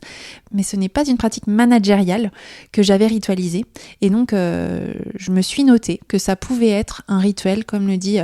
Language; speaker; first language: French; native; French